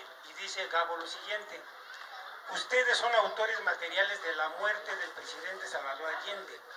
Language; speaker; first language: Spanish; native; Spanish